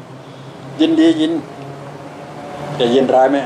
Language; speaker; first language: Thai; native; Thai